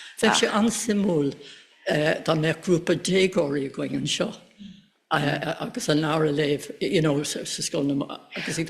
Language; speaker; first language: Irish; non-native, local second language; English